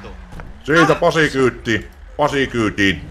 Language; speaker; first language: Finnish; native; Finnish